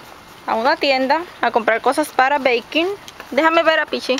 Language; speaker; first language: Spanish; native; Spanish